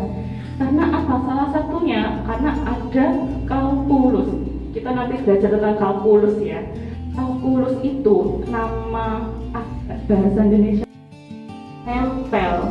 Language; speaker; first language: Indonesian; non-native, local second language; Javanese